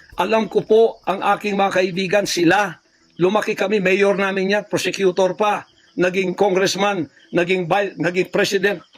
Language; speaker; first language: Filipino; non-native, local second language; Cebuano